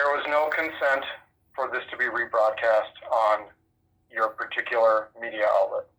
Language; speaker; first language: English; native; English